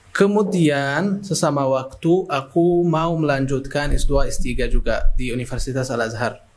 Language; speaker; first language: Indonesian; non-native, fluent; Arabic